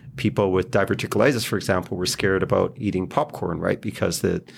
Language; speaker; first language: English; non-native, fluent; Hebrew